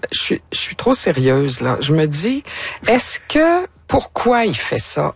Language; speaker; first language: French; native; French